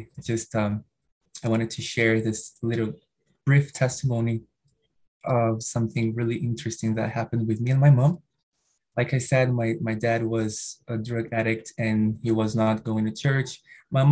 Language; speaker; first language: English; non-native, fluent; Portuguese